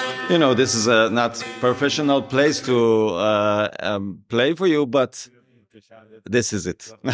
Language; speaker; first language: English; non-native, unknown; Persian